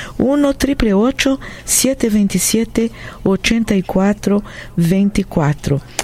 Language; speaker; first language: Spanish; non-native, fluent; Portuguese